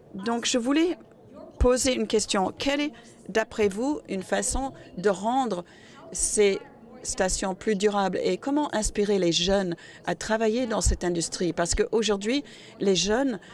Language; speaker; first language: French; non-native, fluent; Cantonese